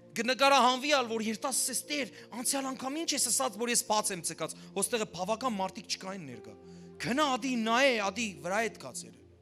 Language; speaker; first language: Armenian; early bilingual, heritage; Armenian